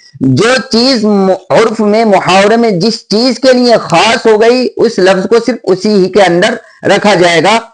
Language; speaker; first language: Urdu; native; Urdu